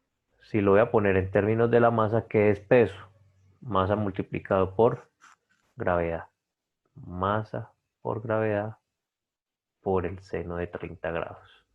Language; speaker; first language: Spanish; native; Spanish